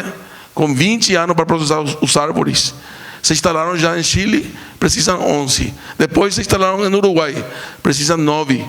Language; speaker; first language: Portuguese; non-native, fluent; Spanish